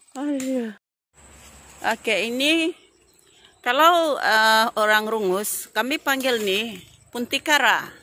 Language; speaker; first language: Malay; non-native, local second language; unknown